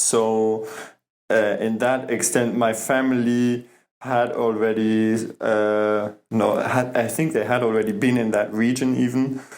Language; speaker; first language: English; non-native, fluent; German